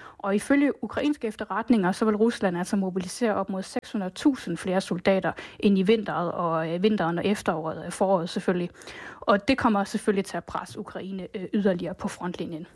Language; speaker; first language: Danish; native; Danish